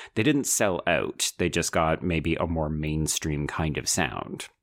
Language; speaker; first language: English; native; English